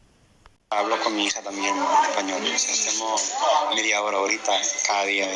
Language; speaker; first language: Spanish; non-native, fluent; English